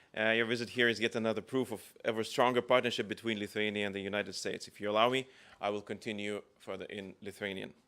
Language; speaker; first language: English; non-native, fluent; Lithuanian